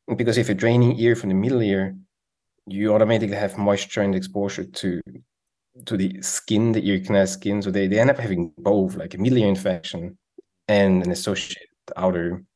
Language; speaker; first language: English; non-native, fluent; Swiss German